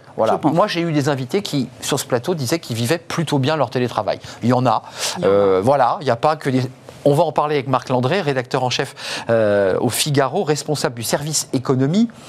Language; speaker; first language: French; native; French